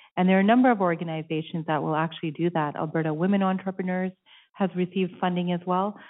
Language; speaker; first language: English; native; English